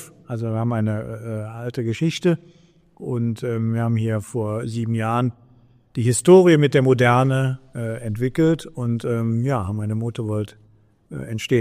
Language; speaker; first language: German; native; German